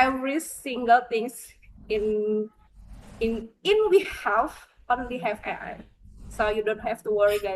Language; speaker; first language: English; non-native, fluent; Indonesian